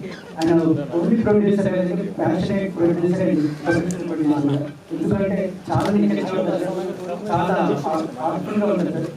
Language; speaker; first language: Telugu; native; Telugu